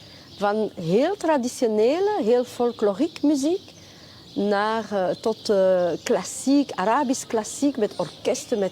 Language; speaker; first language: Dutch; non-native, local second language; French